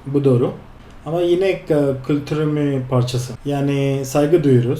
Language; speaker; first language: Turkish; non-native, fluent; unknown